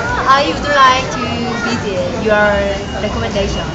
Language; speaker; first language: English; non-native, learner; Korean